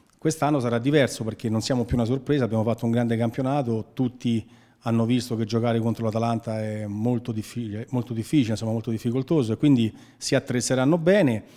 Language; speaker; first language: Italian; native; Italian